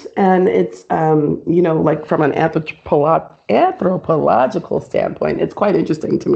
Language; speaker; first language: English; native; English